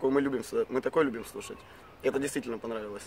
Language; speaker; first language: Russian; native; Russian